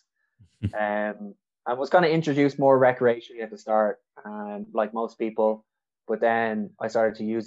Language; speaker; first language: English; native; English